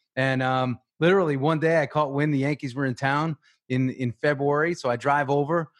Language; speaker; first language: English; native; English